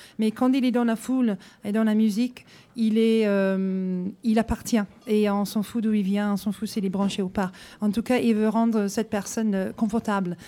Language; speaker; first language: French; non-native, fluent; English